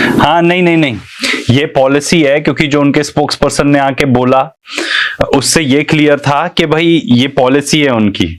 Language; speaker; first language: Urdu; native; Urdu